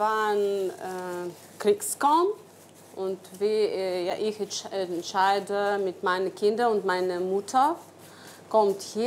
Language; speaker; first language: German; non-native, learner; Ukrainian